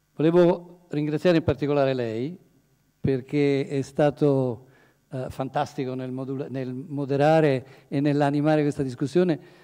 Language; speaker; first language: Italian; native; Italian